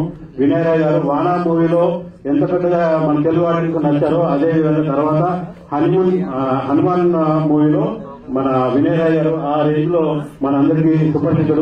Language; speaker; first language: Telugu; native; Telugu